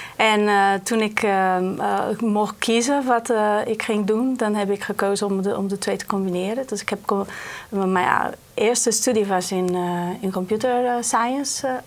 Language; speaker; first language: Dutch; non-native, fluent; Portuguese